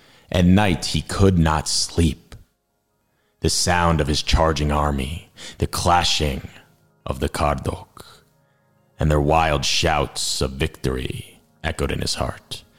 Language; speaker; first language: English; early bilingual, other home language; Hungarian